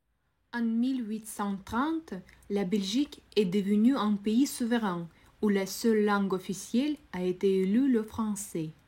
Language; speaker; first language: French; non-native, fluent; Russian